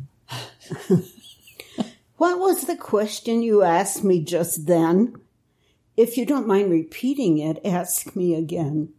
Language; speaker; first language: English; native; English